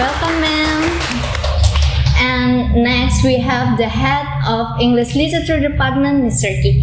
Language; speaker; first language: English; non-native, learner; Indonesian